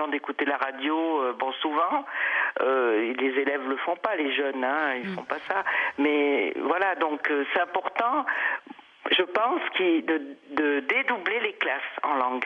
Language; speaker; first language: French; native; French